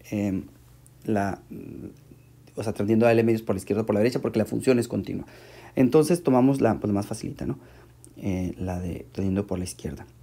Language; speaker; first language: Spanish; native; Spanish